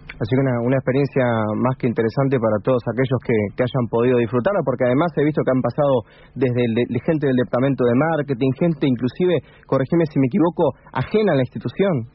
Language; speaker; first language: Spanish; native; Spanish